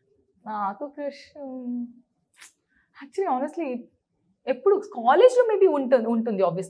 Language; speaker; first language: Telugu; non-native, learner; Kannada